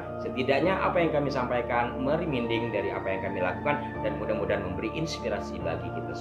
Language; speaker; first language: Indonesian; native; Indonesian